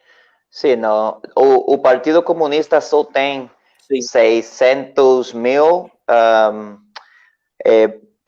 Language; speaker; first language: Portuguese; non-native, learner; Spanish